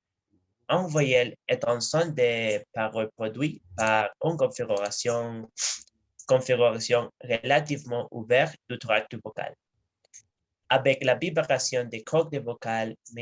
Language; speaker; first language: French; non-native, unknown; Spanish